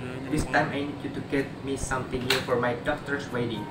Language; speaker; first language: English; non-native, learner; Indonesian